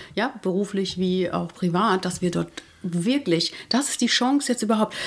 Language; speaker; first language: German; native; German